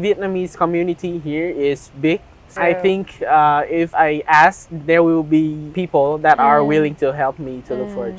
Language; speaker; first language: English; non-native, fluent; Vietnamese